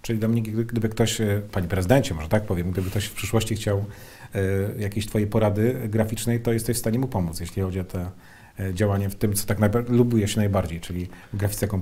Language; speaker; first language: Polish; native; Polish